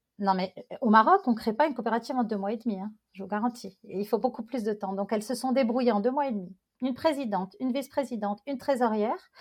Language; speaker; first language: French; non-native, local second language; Arabic